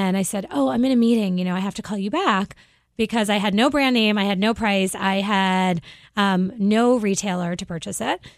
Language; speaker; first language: English; native; English